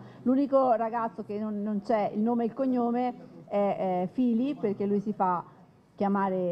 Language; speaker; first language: Italian; native; Italian